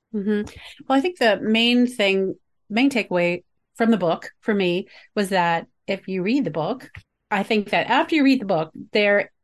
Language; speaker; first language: English; native; English